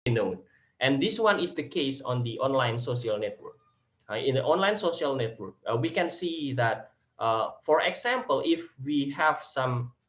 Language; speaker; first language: English; non-native, fluent; Indonesian